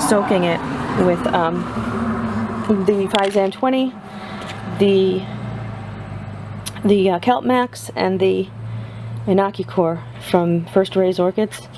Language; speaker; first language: English; native; English